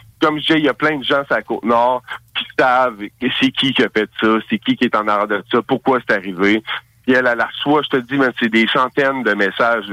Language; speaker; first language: French; native; French